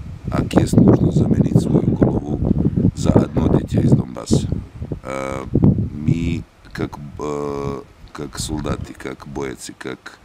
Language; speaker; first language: Russian; non-native, learner; Serbian